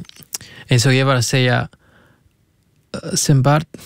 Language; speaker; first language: Icelandic; non-native, fluent; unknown